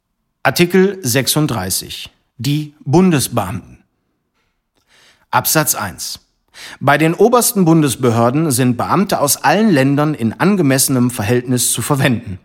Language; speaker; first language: German; native; German